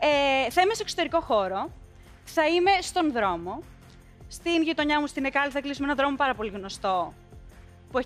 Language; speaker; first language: Greek; native; Greek